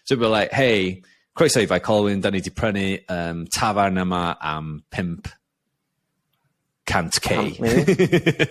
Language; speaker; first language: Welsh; non-native, learner; English